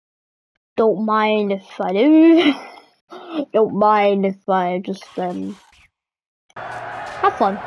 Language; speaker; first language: English; native; English